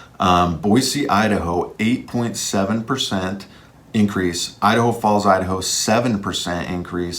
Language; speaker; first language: English; native; English